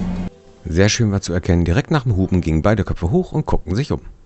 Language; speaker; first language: German; native; German